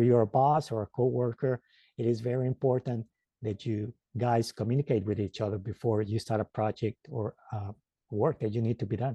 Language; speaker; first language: English; non-native, fluent; Spanish